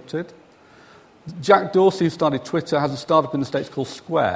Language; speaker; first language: English; native; English